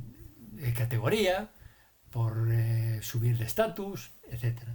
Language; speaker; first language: Spanish; native; Spanish